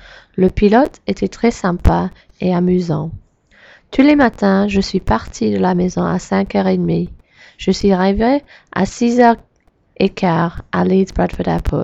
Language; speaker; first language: French; non-native, learner; English